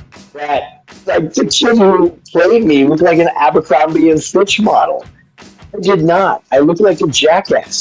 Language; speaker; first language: English; native; English